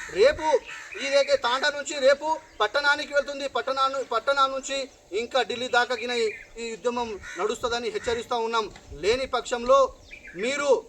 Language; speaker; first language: Telugu; non-native, local second language; Lambadi